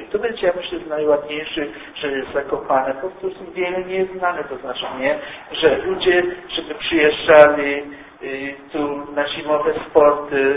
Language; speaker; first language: Polish; early bilingual, heritage; Polish